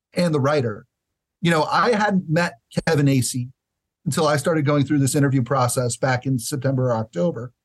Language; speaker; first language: English; native; English